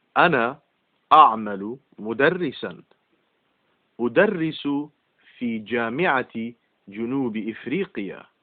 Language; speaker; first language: Arabic; non-native, fluent; English